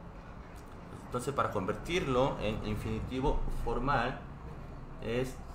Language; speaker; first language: Spanish; non-native, fluent; Korean